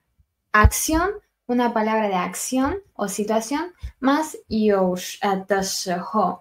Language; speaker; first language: Spanish; non-native, fluent; Chinese